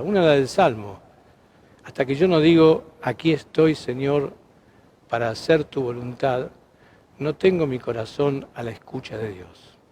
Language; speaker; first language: Spanish; native; Spanish